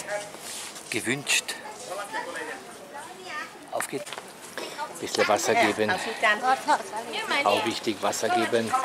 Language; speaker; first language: German; native; German